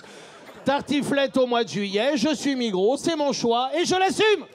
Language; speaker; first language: French; native; French